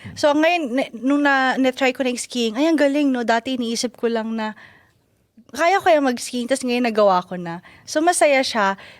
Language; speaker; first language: Filipino; native; Filipino